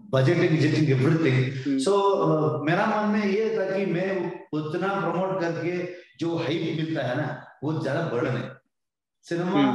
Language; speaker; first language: Hindi; non-native, local second language; Kannada